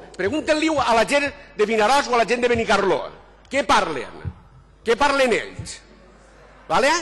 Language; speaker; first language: Catalan; native; Catalan